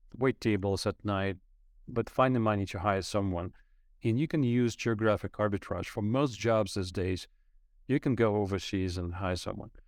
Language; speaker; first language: English; non-native, fluent; Ukrainian